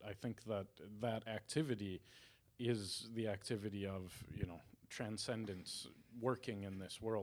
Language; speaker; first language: English; native; English